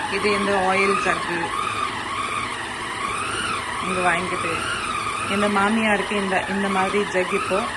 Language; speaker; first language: Tamil; non-native, local second language; Urdu